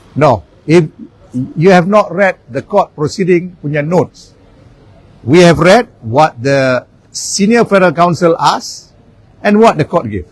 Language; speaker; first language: English; non-native, local second language; Malay